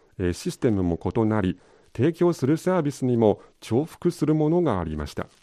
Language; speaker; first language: Japanese; non-native, fluent; Chinese